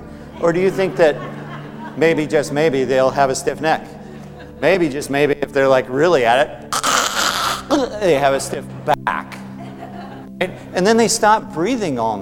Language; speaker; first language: English; native; English